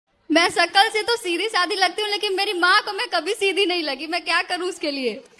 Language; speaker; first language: Hindi; native; Hindi